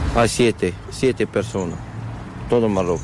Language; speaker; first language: Spanish; non-native, learner; Arabic